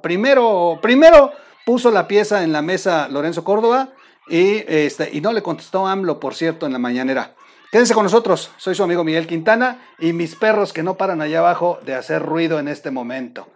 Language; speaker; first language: Spanish; native; Spanish